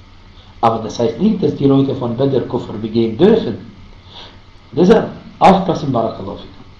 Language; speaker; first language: German; non-native, fluent; Arabic